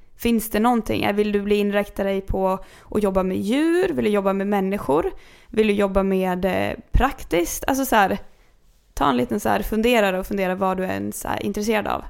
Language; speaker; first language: Swedish; native; Swedish